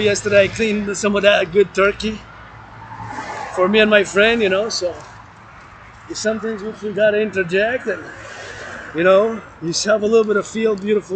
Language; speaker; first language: English; non-native, local second language; French